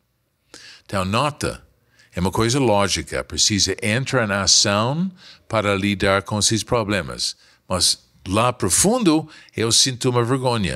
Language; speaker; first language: Portuguese; non-native, fluent; English